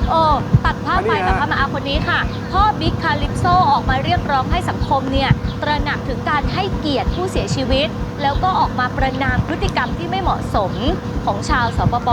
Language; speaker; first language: Thai; native; Thai